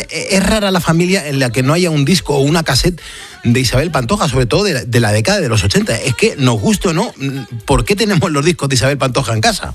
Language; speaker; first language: Spanish; native; Spanish